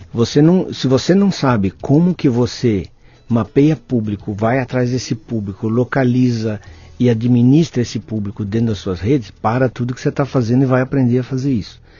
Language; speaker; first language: Portuguese; native; Portuguese